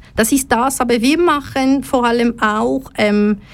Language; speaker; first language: German; non-native, fluent; Lingala